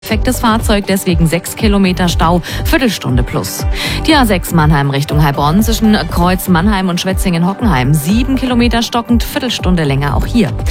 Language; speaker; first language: German; native; German